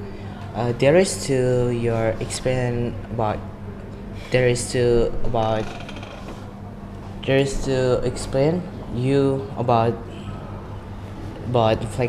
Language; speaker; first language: English; non-native, learner; Indonesian